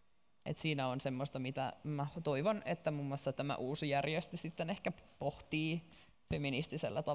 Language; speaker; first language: Finnish; native; Finnish